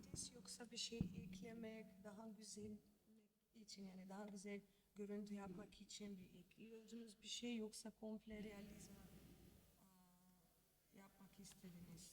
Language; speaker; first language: Turkish; non-native, learner; Macedonian